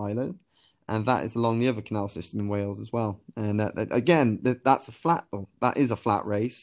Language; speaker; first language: English; native; English